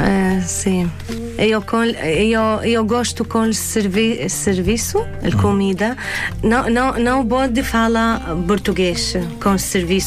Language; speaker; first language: Portuguese; non-native, learner; Arabic